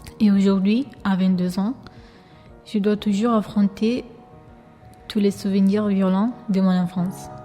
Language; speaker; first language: French; early bilingual, other home language; Albanian